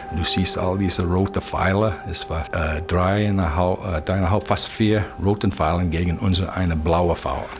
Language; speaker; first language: German; non-native, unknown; English